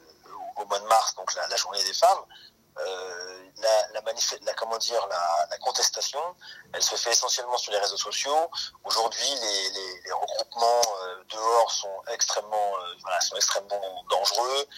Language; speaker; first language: French; native; French